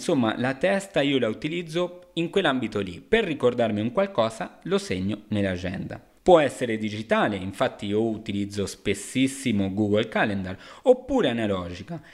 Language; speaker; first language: Italian; non-native, fluent; Spanish